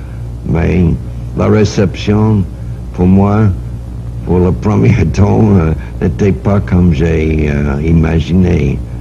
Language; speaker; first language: French; non-native, learner; English